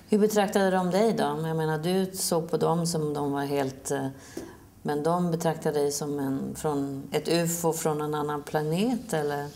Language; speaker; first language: Swedish; native; Swedish